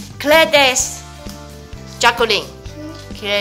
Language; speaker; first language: Japanese; non-native, learner; Chinese